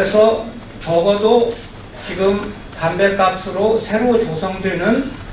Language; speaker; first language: Korean; native; Korean